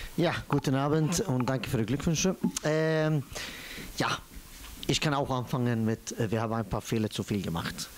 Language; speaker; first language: German; non-native, fluent; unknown